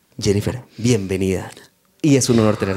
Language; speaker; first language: Spanish; native; Spanish